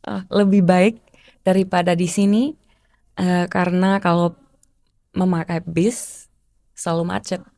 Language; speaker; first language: Indonesian; early bilingual, heritage; German